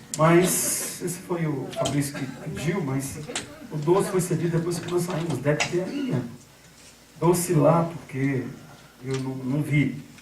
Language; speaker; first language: Portuguese; native; Portuguese